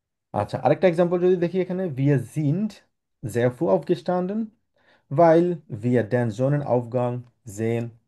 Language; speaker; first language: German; non-native, fluent; Bangla